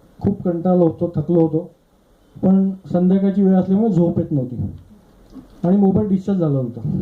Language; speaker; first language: Marathi; non-native, local second language; Gujarati